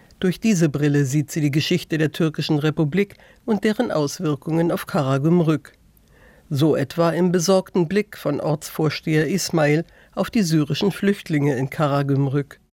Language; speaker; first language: German; native; German